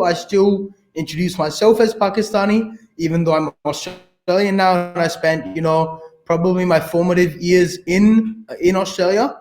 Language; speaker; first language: English; early bilingual, other home language; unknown